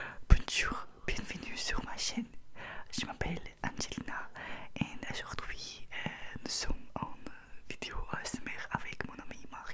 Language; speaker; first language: French; non-native, learner; Russian